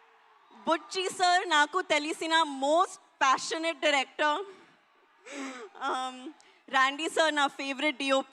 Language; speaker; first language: Telugu; non-native, learner; Hindi